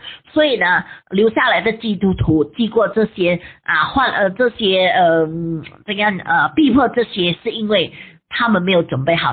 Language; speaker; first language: Chinese; native; Chinese